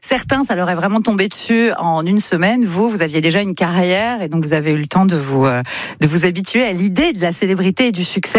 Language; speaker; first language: French; native; French